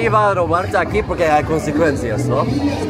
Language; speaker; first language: Spanish; non-native, fluent; Swedish